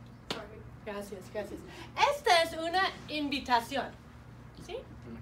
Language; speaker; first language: Spanish; non-native, fluent; English